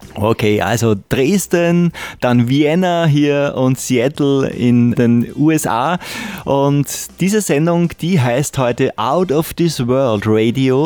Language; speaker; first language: German; native; German